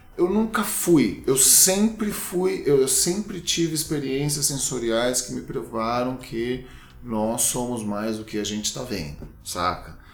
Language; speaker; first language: Portuguese; native; Portuguese